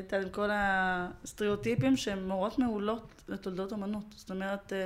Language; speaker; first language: Hebrew; early bilingual, other home language; Russian